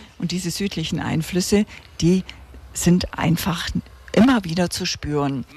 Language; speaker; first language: German; native; German